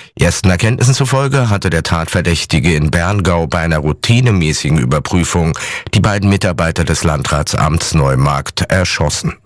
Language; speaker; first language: German; native; German